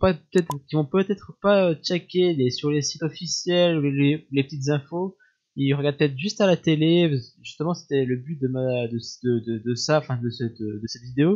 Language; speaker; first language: French; native; French